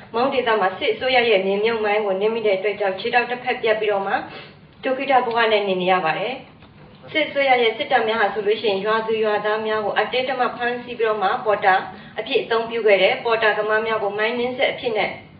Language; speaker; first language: Burmese; non-native, local second language; S'gaw Karen